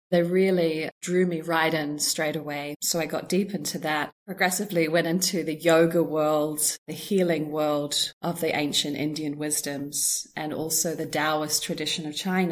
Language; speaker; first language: English; native; English